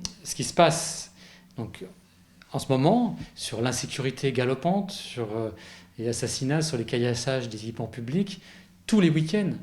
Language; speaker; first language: French; native; French